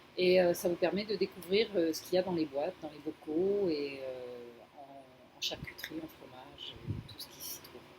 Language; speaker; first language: French; non-native, fluent; Spanish